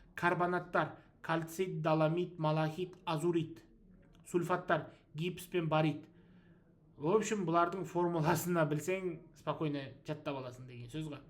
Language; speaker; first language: Russian; non-native, local second language; Kazakh